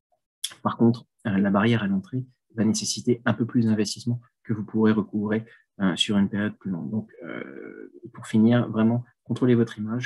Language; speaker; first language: French; native; French